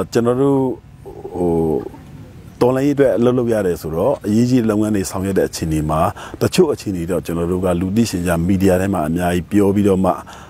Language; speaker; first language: Burmese; non-native, local second language; Shwe Palaung